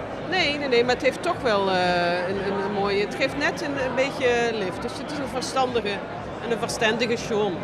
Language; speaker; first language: Dutch; native; Dutch